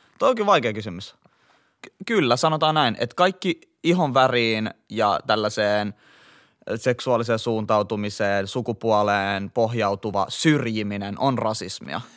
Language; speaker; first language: Finnish; native; Finnish